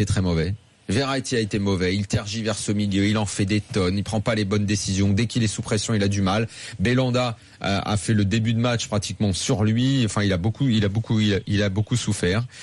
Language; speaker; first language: French; native; French